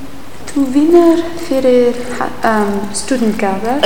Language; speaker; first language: Icelandic; non-native, learner; English